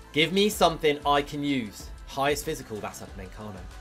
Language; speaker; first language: English; native; English